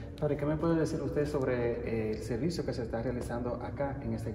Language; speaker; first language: Spanish; native; Spanish